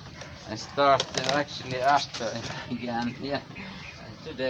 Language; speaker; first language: English; non-native, learner; Norwegian